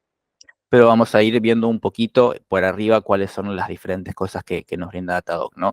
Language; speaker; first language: Spanish; native; Spanish